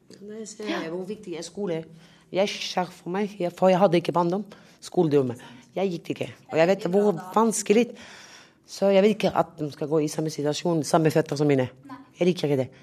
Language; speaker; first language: Norwegian; non-native, local second language; Romany